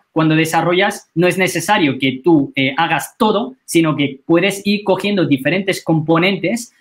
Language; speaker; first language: Spanish; non-native, fluent; Chinese